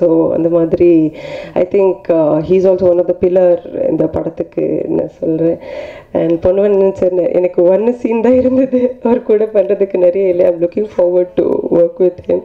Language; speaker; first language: Tamil; non-native, learner; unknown